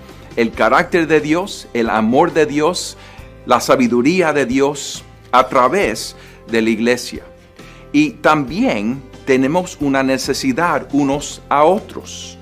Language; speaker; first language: Spanish; non-native, fluent; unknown